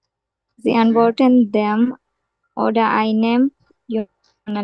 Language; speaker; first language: German; non-native, learner; Bangla